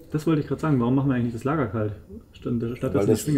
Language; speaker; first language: German; native; German